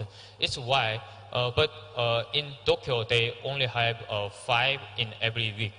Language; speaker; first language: English; non-native, learner; Korean